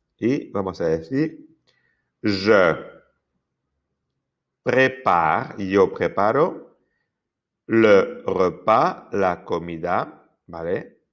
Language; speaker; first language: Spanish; non-native, fluent; French